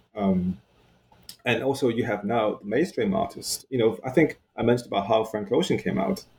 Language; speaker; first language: English; non-native, fluent; Chinese